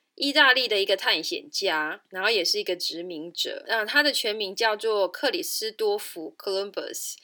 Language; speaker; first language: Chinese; native; Chinese